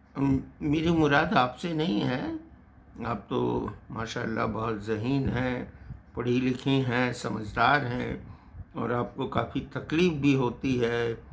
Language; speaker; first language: Hindi; native; Hindi